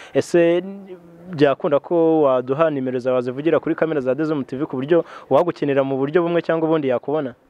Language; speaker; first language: Kinyarwanda; native; Kinyarwanda